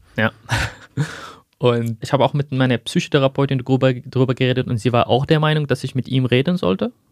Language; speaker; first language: German; non-native, fluent; Arabic